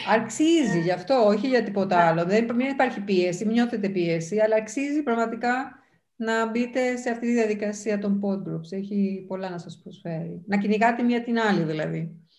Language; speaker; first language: Greek; non-native, fluent; Spanish